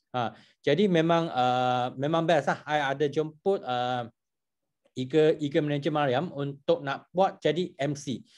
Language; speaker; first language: Malay; non-native, local second language; Chinese